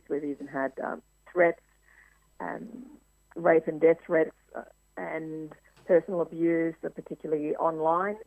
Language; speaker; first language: English; native; English